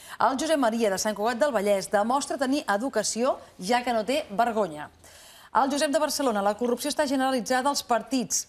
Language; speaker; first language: Catalan; native; Catalan